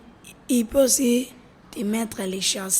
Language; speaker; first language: French; non-native, learner; Lingala